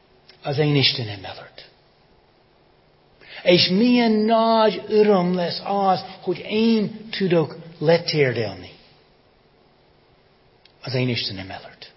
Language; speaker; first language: Hungarian; non-native, fluent; English